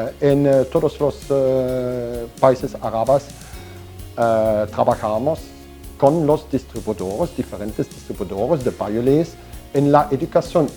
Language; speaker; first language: Spanish; non-native, fluent; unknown